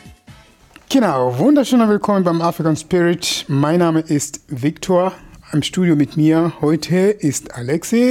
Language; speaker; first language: German; non-native, fluent; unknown